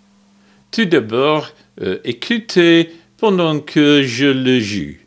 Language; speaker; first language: French; non-native, learner; English